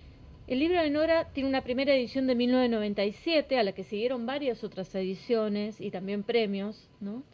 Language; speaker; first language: Spanish; native; Spanish